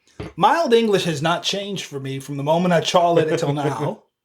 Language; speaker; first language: English; native; English